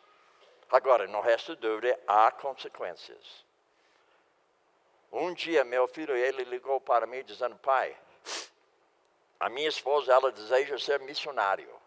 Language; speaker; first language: Portuguese; non-native, fluent; English